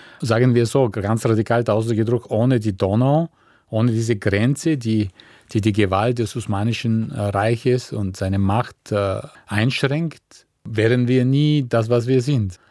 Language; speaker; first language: German; non-native, fluent; Bulgarian